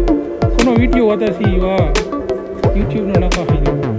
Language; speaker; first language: Japanese; non-native, learner; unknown